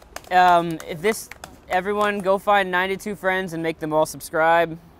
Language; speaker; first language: English; native; English